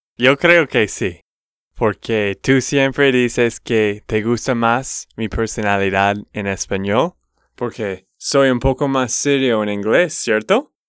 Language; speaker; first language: Spanish; non-native, learner; English